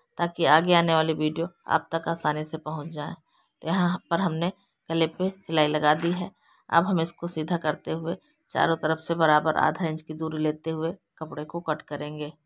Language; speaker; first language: Hindi; native; Hindi